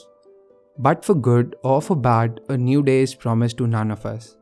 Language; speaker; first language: English; non-native, local second language; Hindi